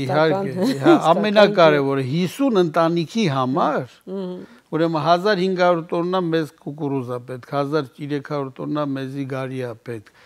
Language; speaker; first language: Armenian; native; Armenian